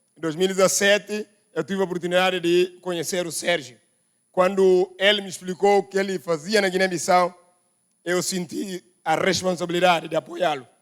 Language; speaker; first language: Portuguese; non-native, local second language; Upper Guinea Crioulo